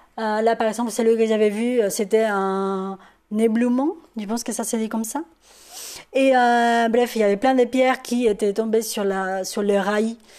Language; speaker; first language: French; non-native, fluent; Spanish